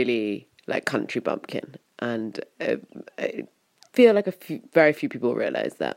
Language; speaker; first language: English; native; English